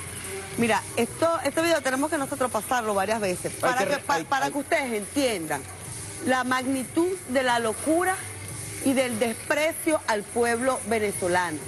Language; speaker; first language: Spanish; native; Spanish